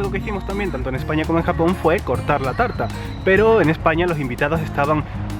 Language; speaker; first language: Spanish; native; Spanish